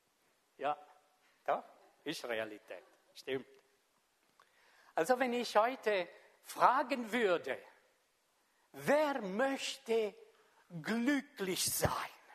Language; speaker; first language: German; non-native, fluent; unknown